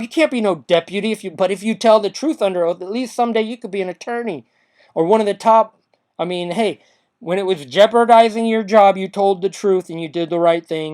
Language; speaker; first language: English; native; English